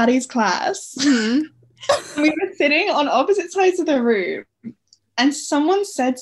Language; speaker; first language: English; native; English